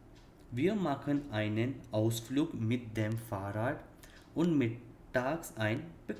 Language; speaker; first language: German; non-native, fluent; Hindi